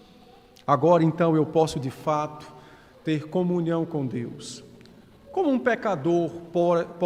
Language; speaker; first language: Portuguese; native; Portuguese